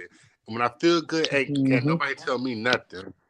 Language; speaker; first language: English; native; English